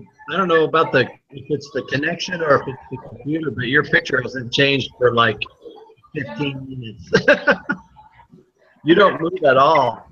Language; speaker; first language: English; native; English